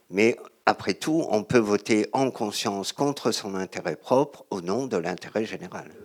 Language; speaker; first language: French; native; French